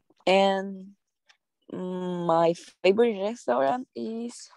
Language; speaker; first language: English; non-native, learner; Spanish